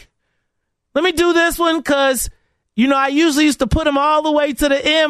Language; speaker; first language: English; native; English